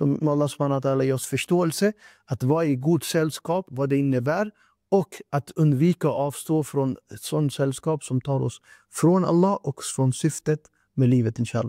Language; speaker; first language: Swedish; non-native, fluent; Urdu